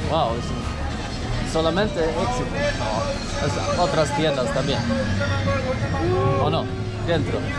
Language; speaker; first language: Spanish; non-native, learner; Swedish